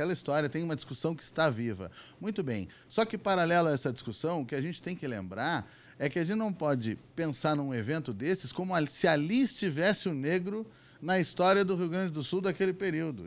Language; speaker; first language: Portuguese; native; Portuguese